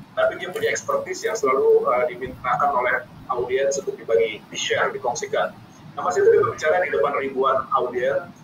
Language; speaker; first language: Indonesian; native; Indonesian